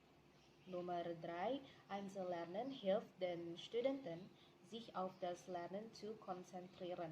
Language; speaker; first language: German; non-native, learner; Indonesian